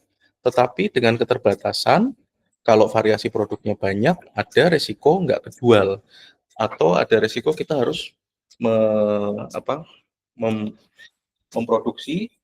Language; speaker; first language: Indonesian; native; Indonesian